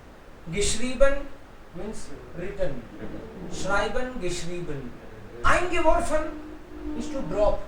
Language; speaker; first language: German; non-native, fluent; Hindi